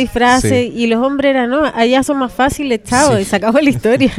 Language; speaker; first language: Spanish; native; Spanish